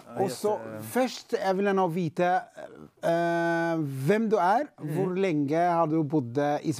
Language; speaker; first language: Norwegian; non-native, learner; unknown